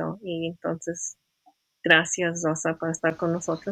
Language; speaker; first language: Spanish; early bilingual, heritage; Spanish